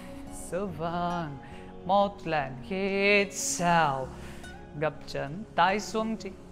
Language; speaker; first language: Vietnamese; non-native, learner; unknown